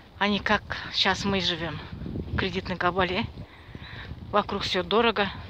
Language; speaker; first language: Russian; non-native, local second language; Kazakh